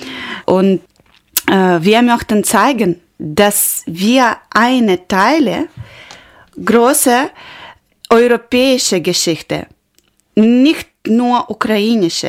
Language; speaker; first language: German; non-native, learner; Ukrainian